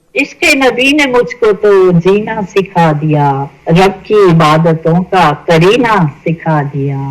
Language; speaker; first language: Urdu; native; Urdu